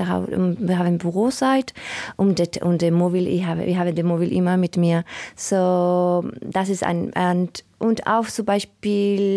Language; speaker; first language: German; non-native, learner; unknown